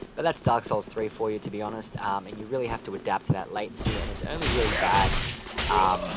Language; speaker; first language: English; native; English